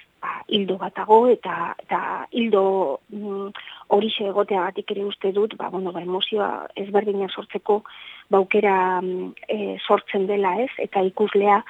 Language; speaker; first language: Basque; native; Basque